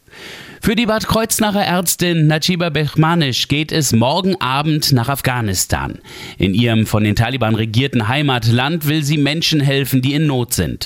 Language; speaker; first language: German; native; German